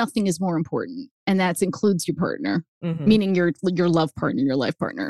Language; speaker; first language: English; early bilingual, other home language; Spanish